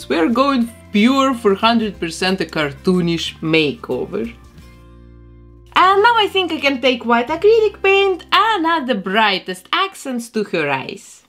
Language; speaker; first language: English; non-native, fluent; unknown